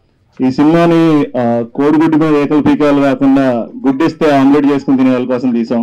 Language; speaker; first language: Telugu; native; Telugu